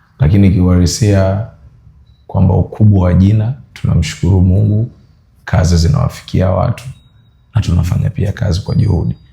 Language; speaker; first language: Swahili; native; Swahili